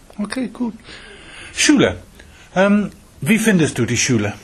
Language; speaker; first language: German; non-native, fluent; English